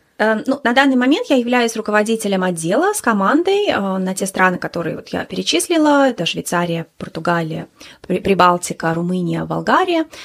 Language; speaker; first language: Russian; native; Russian